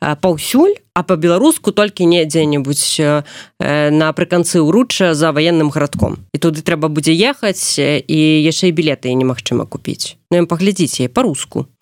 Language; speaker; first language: Belarusian; non-native, local second language; Russian